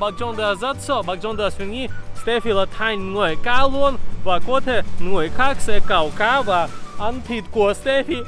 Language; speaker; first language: Vietnamese; non-native, learner; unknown